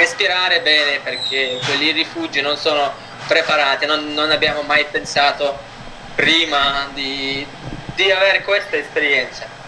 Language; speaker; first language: Italian; non-native, fluent; Ukrainian